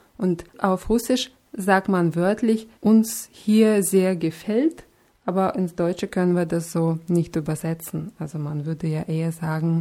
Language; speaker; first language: German; non-native, fluent; Russian